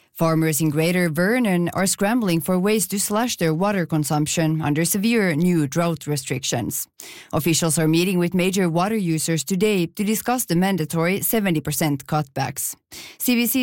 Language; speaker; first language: English; non-native, fluent; Finnish